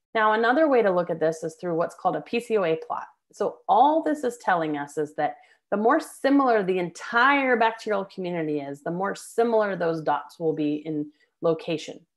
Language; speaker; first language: English; native; English